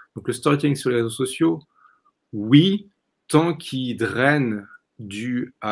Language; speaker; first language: French; native; French